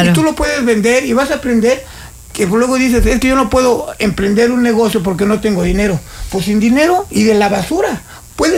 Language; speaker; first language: Spanish; native; Spanish